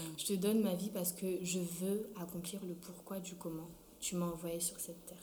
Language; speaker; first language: French; early bilingual, other home language; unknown